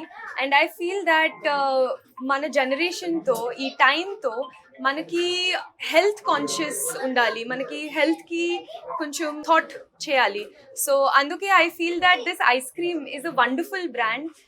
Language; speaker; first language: Telugu; non-native, learner; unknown